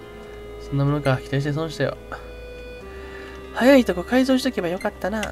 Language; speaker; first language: Japanese; native; Japanese